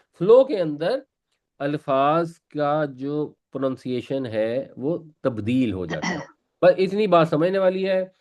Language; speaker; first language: Urdu; native; Urdu